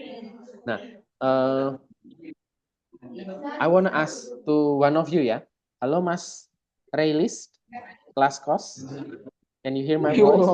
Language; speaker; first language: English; non-native, fluent; Indonesian